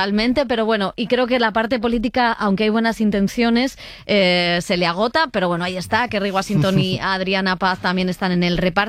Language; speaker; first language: Spanish; native; Spanish